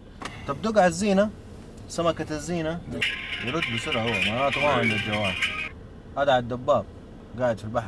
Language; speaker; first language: Arabic; native; Arabic